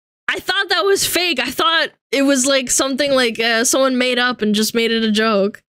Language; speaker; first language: English; native; English